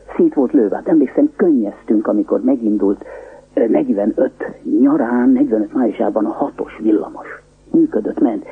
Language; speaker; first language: Hungarian; native; Hungarian